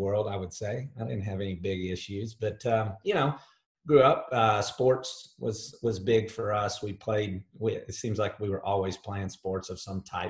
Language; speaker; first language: English; native; English